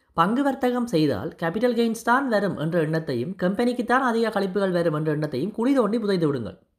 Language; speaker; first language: Tamil; native; Tamil